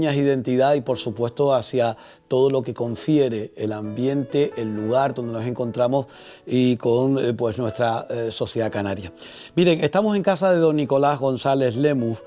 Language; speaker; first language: Spanish; native; Spanish